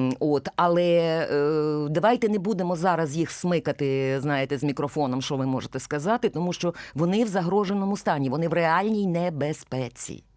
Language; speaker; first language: Ukrainian; native; Ukrainian